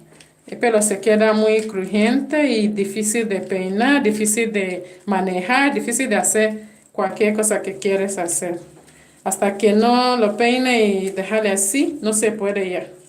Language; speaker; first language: Spanish; non-native, fluent; English